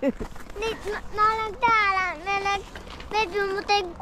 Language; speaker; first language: Finnish; early bilingual, other home language; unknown